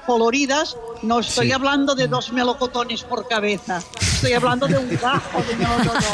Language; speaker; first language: Spanish; non-native, local second language; Catalan